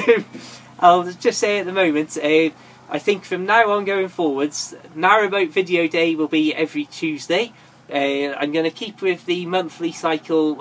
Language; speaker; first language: English; native; English